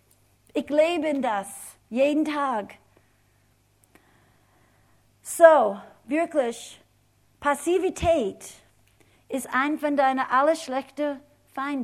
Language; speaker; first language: German; non-native, fluent; English